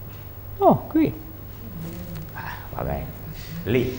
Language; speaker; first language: Italian; non-native, learner; Russian